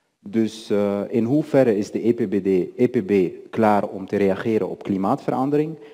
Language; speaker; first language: Dutch; non-native, fluent; Arabic